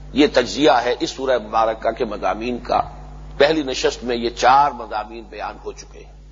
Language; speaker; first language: Urdu; native; Urdu